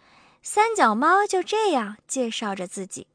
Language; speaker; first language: Chinese; native; Chinese